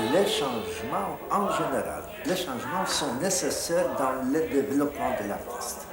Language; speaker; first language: French; non-native, fluent; Polish